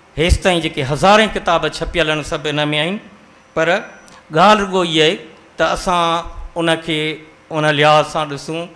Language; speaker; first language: Sindhi; native; Sindhi